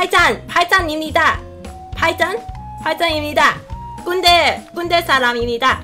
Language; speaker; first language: Korean; non-native, learner; Cantonese